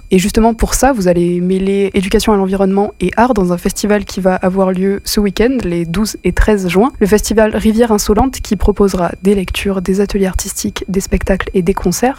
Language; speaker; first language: French; native; French